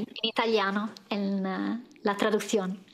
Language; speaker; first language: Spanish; non-native, fluent; Italian